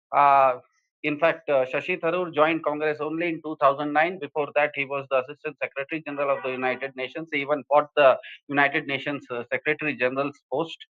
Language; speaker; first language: English; non-native, local second language; Hindi